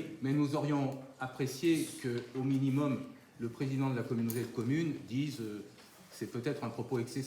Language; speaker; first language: French; native; French